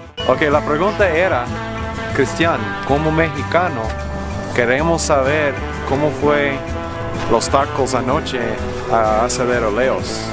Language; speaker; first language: Spanish; non-native, fluent; English